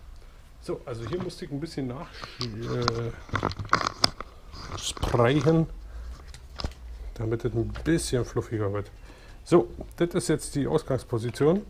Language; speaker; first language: German; native; German